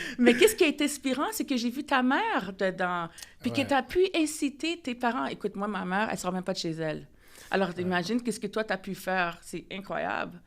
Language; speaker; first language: French; native; French